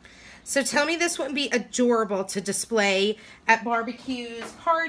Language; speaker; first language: English; native; English